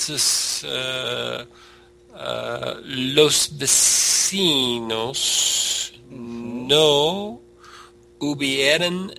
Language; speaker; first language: Spanish; non-native, learner; English